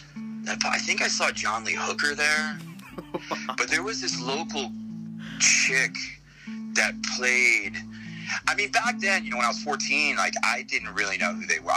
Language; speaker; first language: English; native; English